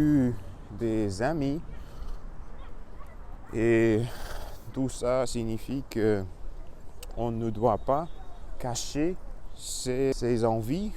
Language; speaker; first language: French; non-native, learner; Russian